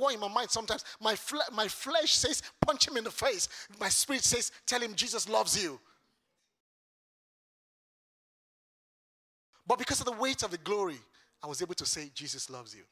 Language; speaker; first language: English; non-native, local second language; Yoruba